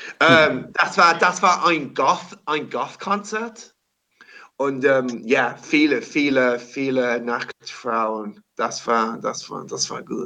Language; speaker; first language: German; non-native, learner; English